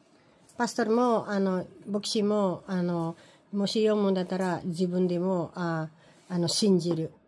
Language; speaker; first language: Japanese; non-native, learner; Filipino